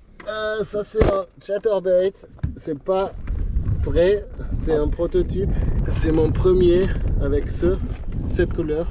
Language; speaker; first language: French; non-native, learner; German